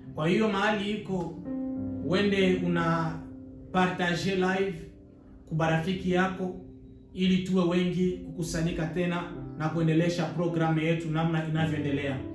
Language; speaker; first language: Swahili; native; Swahili